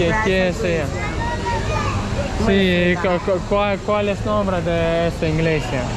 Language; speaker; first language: Spanish; non-native, learner; Russian